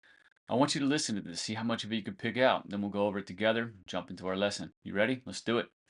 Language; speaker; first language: English; native; English